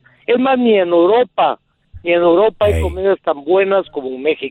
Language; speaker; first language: Spanish; native; Spanish